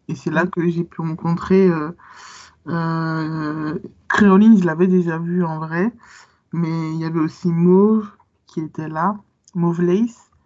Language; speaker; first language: French; native; French